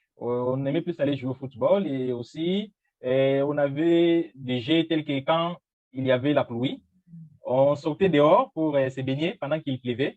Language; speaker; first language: French; non-native, fluent; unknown